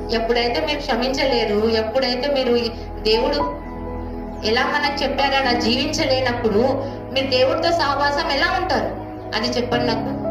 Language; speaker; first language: Telugu; non-native, local second language; Hindi